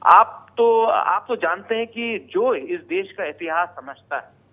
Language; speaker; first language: Hindi; non-native, local second language; Bangla